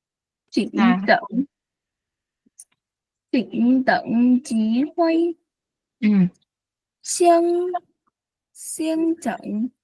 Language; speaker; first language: Chinese; non-native, learner; Vietnamese